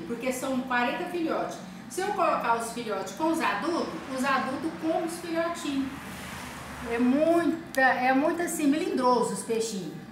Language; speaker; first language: Portuguese; native; Portuguese